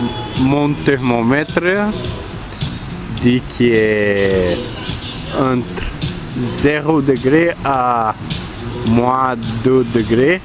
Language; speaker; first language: French; non-native, learner; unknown